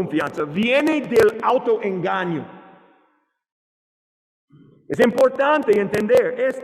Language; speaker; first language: Spanish; non-native, learner; English